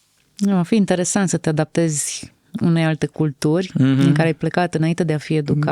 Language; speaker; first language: Romanian; native; Romanian